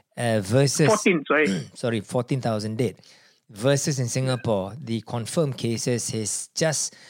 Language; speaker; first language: English; non-native, local second language; Malay